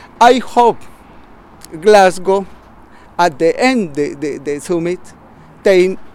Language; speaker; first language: English; non-native, learner; Spanish